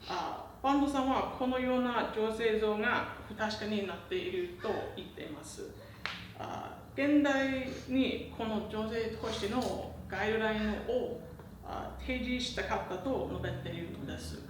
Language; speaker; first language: Japanese; non-native, learner; English